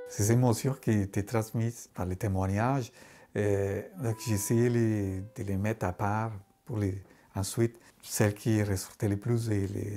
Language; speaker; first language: French; non-native, fluent; Spanish